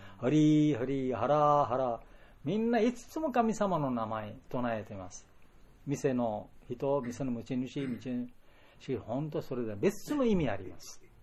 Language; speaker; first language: Japanese; non-native, learner; Bangla